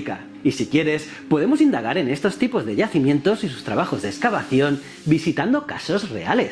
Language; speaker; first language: Spanish; native; Spanish